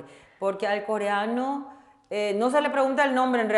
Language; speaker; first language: Spanish; non-native, local second language; Korean